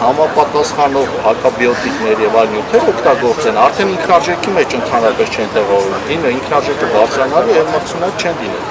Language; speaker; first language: Armenian; native; Armenian